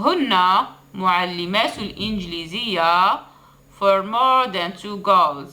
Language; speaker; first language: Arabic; native; Arabic